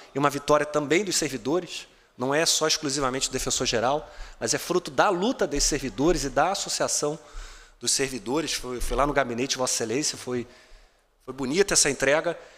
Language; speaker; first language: Portuguese; native; Portuguese